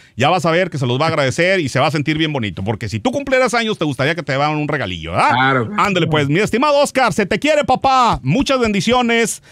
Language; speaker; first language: Spanish; native; Spanish